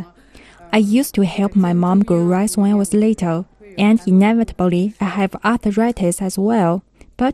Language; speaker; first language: English; non-native, fluent; Chinese